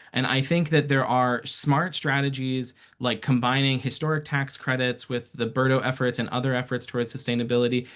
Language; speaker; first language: English; early bilingual, other home language; Persian